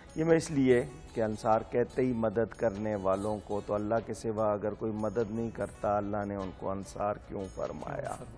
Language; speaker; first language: Urdu; native; Urdu